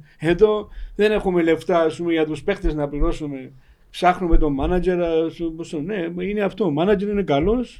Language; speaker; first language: Greek; non-native, fluent; Georgian